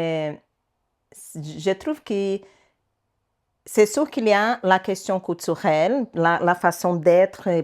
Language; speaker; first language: French; non-native, learner; Portuguese